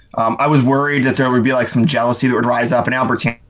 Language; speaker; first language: English; native; English